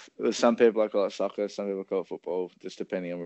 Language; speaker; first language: English; native; English